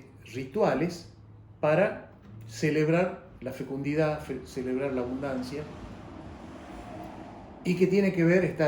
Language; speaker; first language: Spanish; native; Spanish